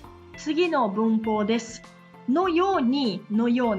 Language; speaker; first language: Japanese; non-native, fluent; Portuguese